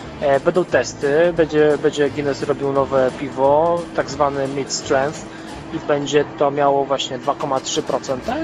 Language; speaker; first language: Polish; native; Polish